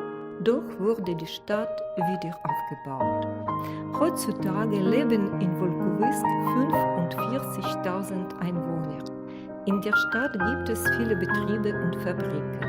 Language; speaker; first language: German; non-native, learner; Russian